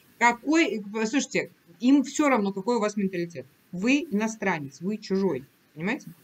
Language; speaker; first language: Russian; non-native, local second language; Romanian